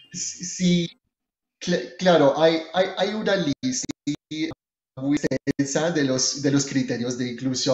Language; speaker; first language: Spanish; non-native, fluent; French